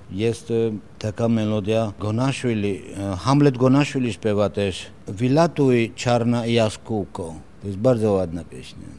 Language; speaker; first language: Polish; non-native, fluent; Georgian